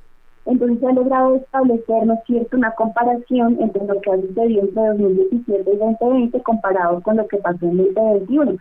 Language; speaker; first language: Spanish; native; Spanish